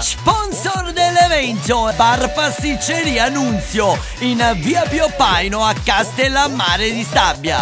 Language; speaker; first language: Italian; native; Italian